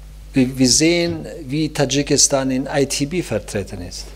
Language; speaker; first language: German; non-native, learner; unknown